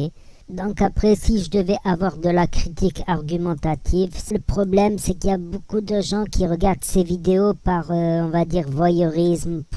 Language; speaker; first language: French; native; French